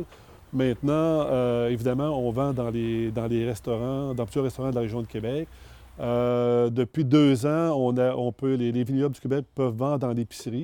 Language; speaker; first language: French; native; French